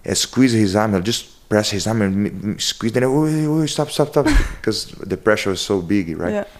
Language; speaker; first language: English; non-native, learner; Portuguese